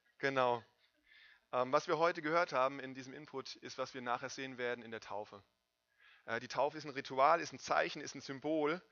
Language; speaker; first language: German; native; German